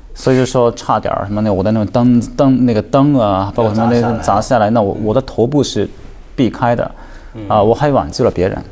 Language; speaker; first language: Chinese; non-native, fluent; Japanese